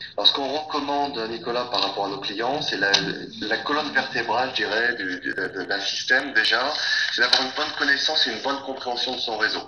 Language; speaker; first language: French; native; French